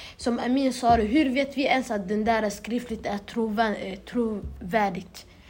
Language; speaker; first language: Swedish; early bilingual, other home language; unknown